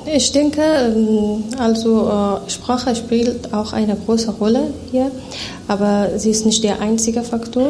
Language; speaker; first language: German; non-native, fluent; Persian